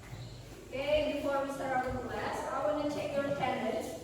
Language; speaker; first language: English; non-native, local second language; Indonesian